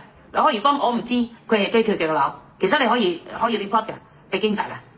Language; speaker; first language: Cantonese; non-native, fluent; Indonesian